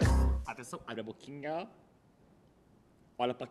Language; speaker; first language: Portuguese; native; Portuguese